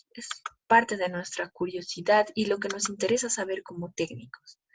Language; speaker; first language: Spanish; native; Spanish